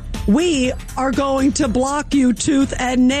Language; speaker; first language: English; native; English